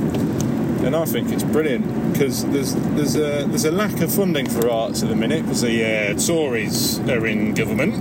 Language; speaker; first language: English; native; English